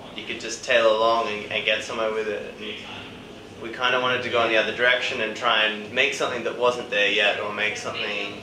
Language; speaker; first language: English; native; English